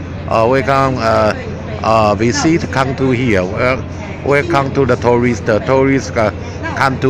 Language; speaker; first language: English; non-native, learner; Chinese